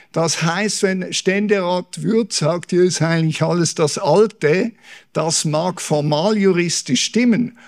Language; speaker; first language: German; native; German